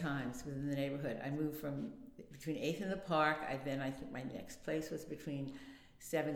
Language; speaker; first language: English; native; English